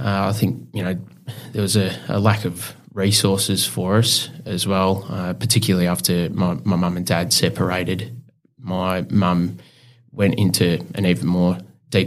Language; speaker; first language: English; native; English